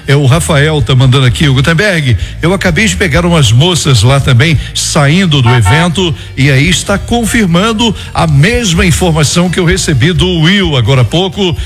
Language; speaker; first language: Portuguese; native; Portuguese